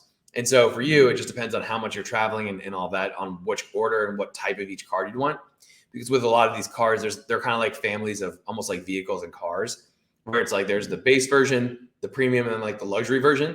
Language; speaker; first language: English; native; English